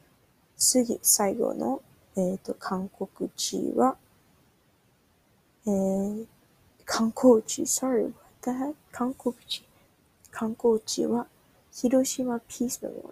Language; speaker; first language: Japanese; early bilingual, heritage; Japanese